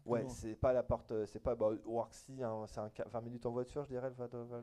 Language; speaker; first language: French; native; French